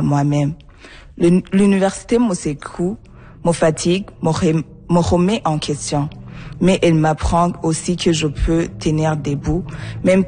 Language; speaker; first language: French; non-native, local second language; Rundi